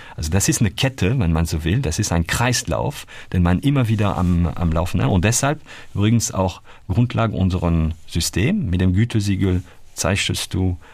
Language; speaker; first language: German; non-native, fluent; French